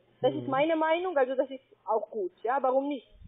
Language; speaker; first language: German; non-native, learner; Spanish